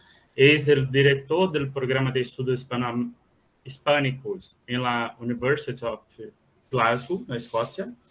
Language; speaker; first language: Spanish; non-native, fluent; Portuguese